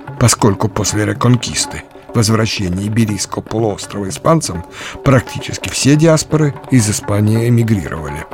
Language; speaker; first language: Russian; native; Russian